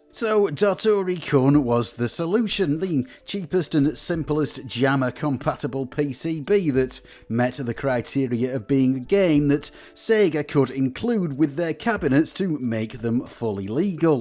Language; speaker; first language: English; native; English